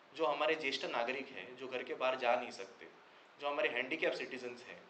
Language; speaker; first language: Hindi; non-native, local second language; Marathi